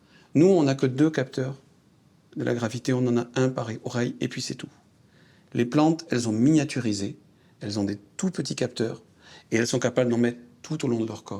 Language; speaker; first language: French; native; French